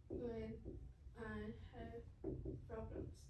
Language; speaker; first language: English; non-native, learner; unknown